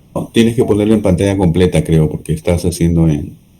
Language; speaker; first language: Spanish; native; Spanish